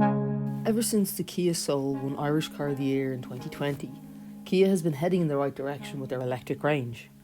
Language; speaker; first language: English; native; English